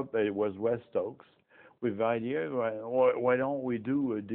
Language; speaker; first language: English; non-native, fluent; French